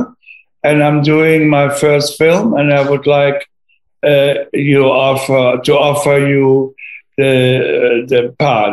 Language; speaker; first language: English; non-native, fluent; German